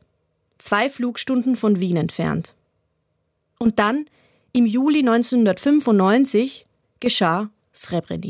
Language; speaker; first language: German; native; German